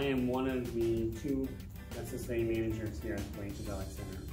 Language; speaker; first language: English; native; English